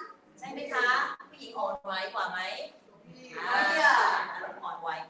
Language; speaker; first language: Thai; native; Thai